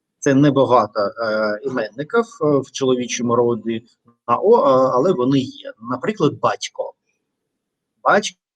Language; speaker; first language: Ukrainian; non-native, local second language; Russian